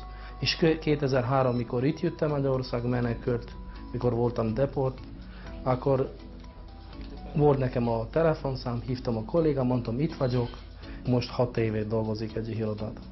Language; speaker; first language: Hungarian; non-native, learner; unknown